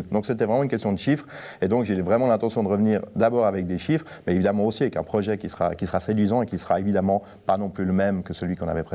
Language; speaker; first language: French; native; French